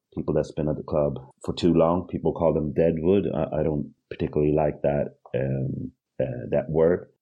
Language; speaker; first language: English; early bilingual, other home language; Swedish